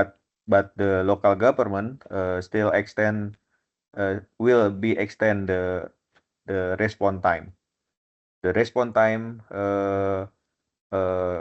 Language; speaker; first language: English; non-native, fluent; Indonesian